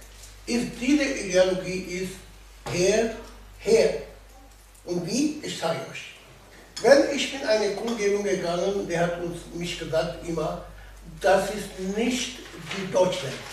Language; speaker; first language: German; non-native, learner; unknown